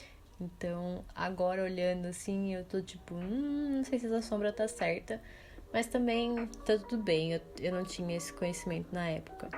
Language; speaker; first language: Portuguese; native; Portuguese